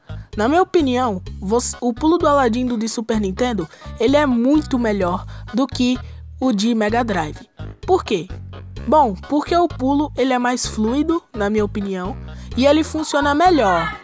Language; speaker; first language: Portuguese; native; Portuguese